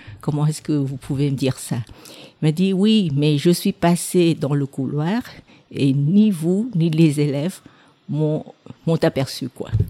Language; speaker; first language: French; non-native, fluent; Vietnamese